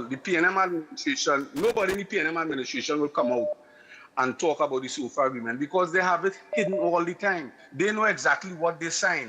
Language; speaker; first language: English; native; English